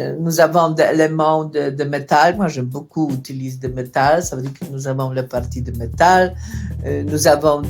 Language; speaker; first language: French; non-native, fluent; Polish